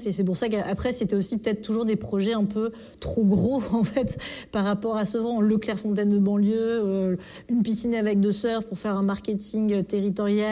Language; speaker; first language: French; native; French